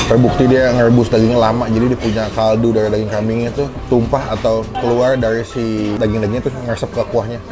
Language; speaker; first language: Indonesian; native; Indonesian